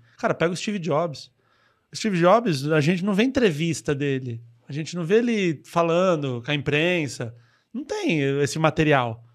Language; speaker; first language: Portuguese; native; Portuguese